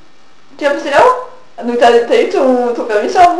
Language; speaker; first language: French; native; French